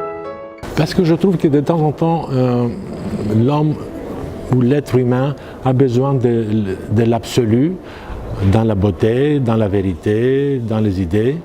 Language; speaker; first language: French; non-native, fluent; Greek